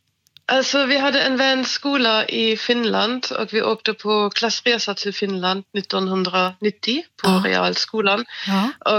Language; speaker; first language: Swedish; non-native, fluent; German